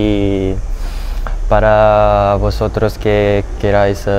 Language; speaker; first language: Spanish; non-native, learner; Indonesian